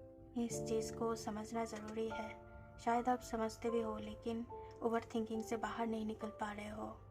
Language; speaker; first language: Hindi; native; Hindi